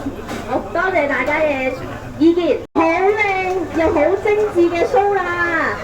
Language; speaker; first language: Cantonese; native; Cantonese